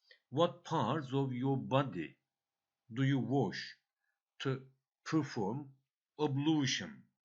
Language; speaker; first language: English; non-native, fluent; Turkish